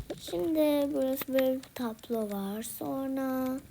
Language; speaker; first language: Turkish; early bilingual, heritage; Turkish